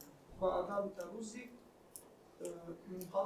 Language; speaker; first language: Arabic; non-native, learner; Bosnian